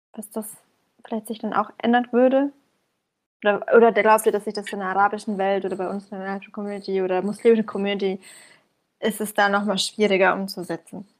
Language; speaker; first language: German; early bilingual, other home language; Persian